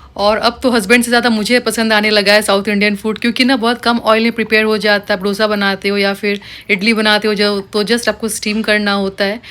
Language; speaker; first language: Hindi; native; Hindi